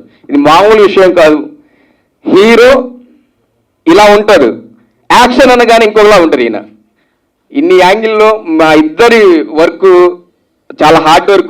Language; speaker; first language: Telugu; native; Telugu